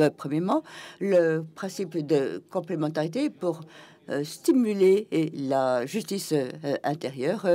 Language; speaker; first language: French; non-native, fluent; German